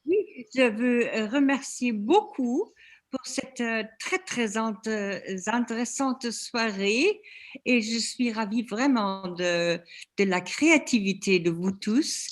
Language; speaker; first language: French; non-native, learner; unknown